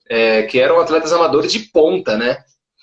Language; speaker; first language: Portuguese; native; Portuguese